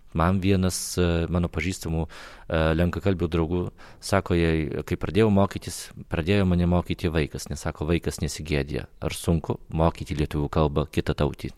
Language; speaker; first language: Lithuanian; native; Lithuanian